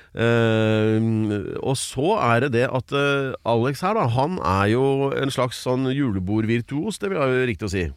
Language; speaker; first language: Norwegian; native; Norwegian